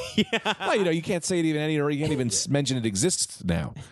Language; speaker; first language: English; native; English